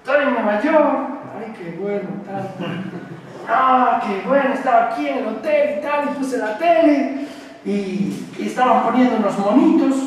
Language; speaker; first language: Spanish; non-native, local second language; Galician